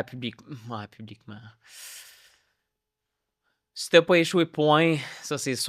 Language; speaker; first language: French; native; French